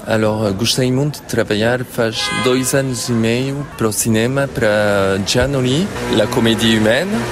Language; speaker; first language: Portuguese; early bilingual, heritage; French